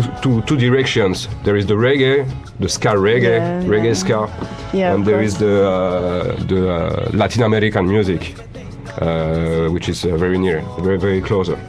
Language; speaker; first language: English; non-native, learner; French